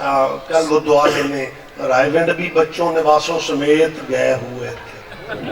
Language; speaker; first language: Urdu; non-native, local second language; Punjabi